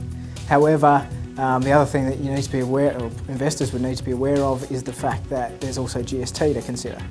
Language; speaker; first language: English; native; English